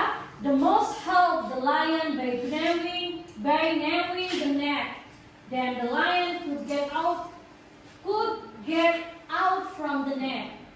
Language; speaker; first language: English; non-native, local second language; Indonesian